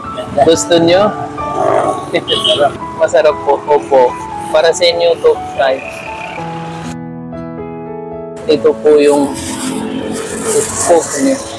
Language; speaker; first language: Filipino; non-native, learner; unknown